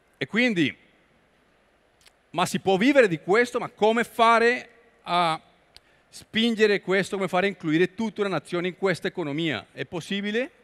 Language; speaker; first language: Italian; non-native, learner; Spanish